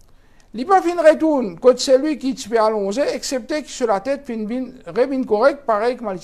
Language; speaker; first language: French; non-native, local second language; Morisyen